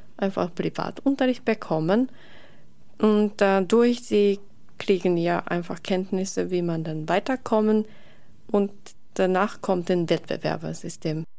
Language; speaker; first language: German; non-native, learner; Japanese